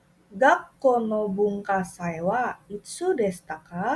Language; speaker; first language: Japanese; non-native, fluent; Indonesian